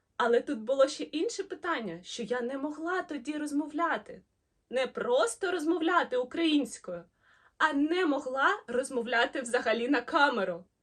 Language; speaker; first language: Ukrainian; non-native, local second language; Russian